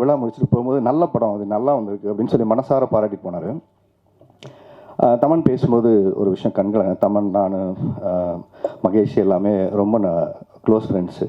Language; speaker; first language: Tamil; native; Tamil